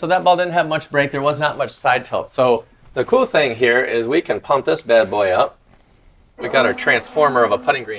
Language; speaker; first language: English; native; English